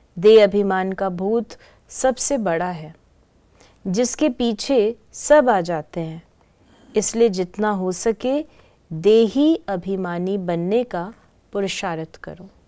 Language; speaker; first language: Hindi; native; Hindi